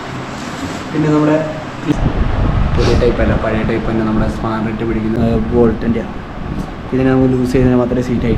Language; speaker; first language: Malayalam; native; Malayalam